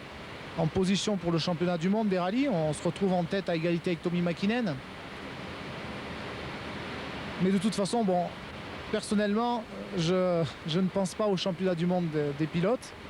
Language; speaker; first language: French; native; French